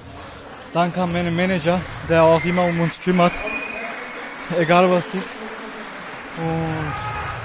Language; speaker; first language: German; non-native, local second language; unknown